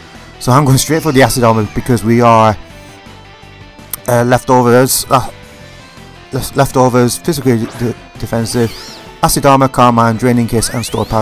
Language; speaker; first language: English; native; English